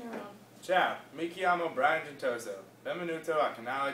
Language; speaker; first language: Italian; non-native, learner; English